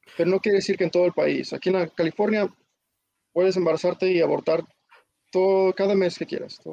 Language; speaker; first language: Spanish; early bilingual, heritage; Spanish